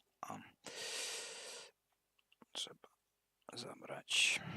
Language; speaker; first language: Polish; non-native, learner; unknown